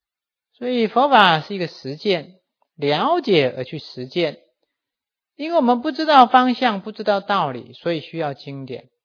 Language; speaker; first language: Chinese; native; Chinese